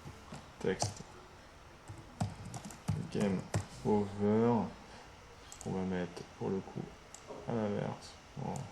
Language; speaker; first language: French; native; French